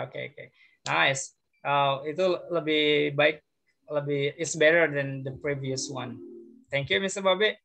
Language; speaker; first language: English; non-native, fluent; Indonesian